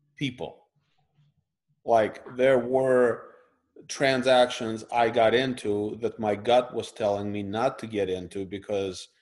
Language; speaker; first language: English; early bilingual, other home language; Russian